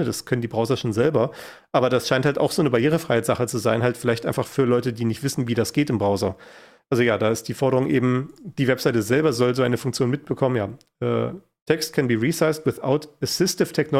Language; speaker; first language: German; native; German